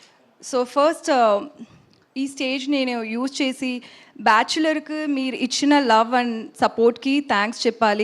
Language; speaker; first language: Telugu; non-native, learner; Tamil